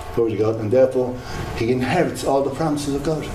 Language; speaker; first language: English; native; English